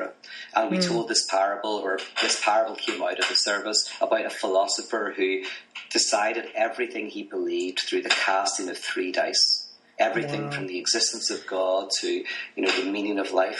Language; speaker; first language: English; native; English